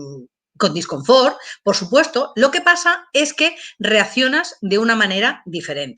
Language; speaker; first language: Spanish; native; Spanish